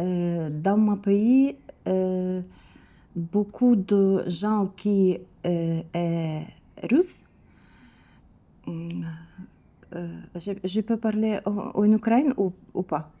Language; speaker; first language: French; non-native, learner; Ukrainian